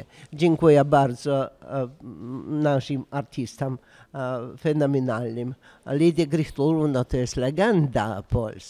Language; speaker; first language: Polish; non-native, learner; Russian